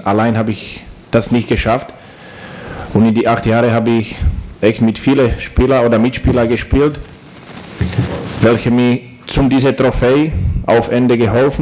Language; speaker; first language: German; non-native, learner; Slovak